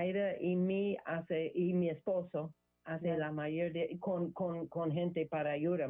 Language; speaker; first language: Spanish; non-native, learner; English